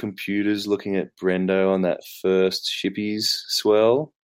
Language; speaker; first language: English; native; English